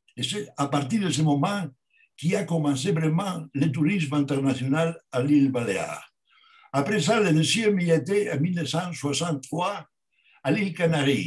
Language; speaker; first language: French; non-native, learner; Spanish